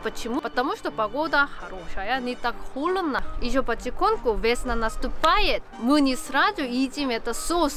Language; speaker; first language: Russian; non-native, learner; Korean